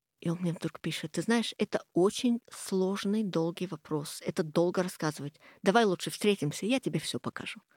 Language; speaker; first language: Russian; non-native, fluent; English